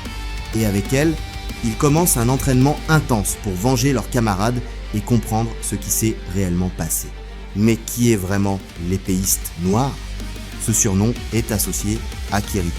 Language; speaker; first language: French; native; French